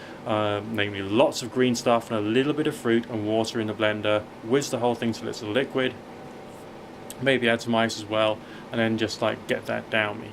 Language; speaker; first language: English; native; English